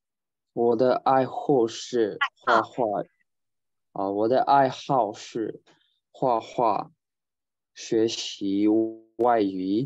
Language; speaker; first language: Chinese; non-native, learner; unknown